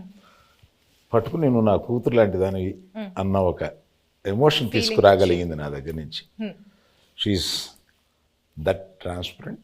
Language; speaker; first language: Telugu; native; Telugu